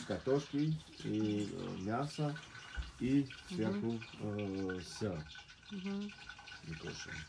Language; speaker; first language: Russian; non-native, fluent; French